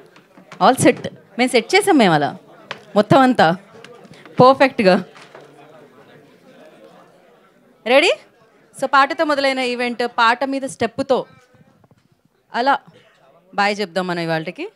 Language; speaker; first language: Telugu; native; Telugu